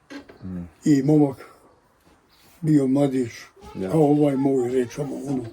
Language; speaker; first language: Croatian; native; Croatian